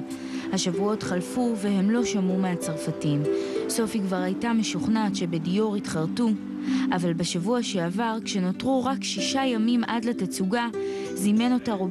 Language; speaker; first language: Hebrew; native; Hebrew